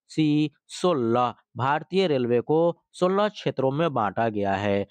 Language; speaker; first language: Hindi; native; Hindi